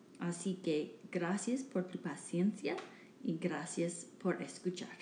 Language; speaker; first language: Spanish; non-native, learner; English